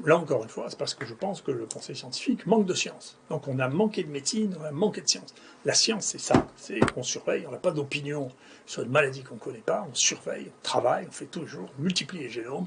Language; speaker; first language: French; native; French